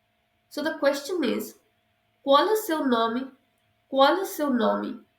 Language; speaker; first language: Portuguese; non-native, fluent; Hindi